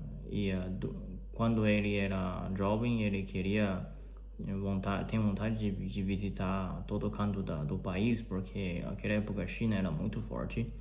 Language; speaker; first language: Portuguese; non-native, learner; Chinese